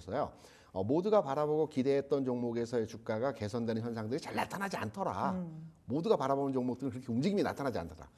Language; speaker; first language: Korean; native; Korean